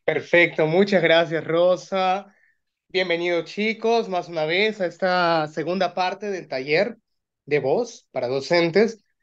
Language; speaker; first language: Spanish; non-native, fluent; Portuguese